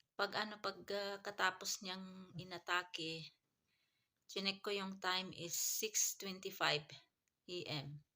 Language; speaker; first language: Filipino; non-native, local second language; Iloko